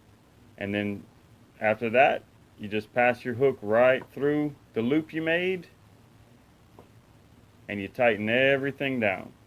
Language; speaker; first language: English; native; English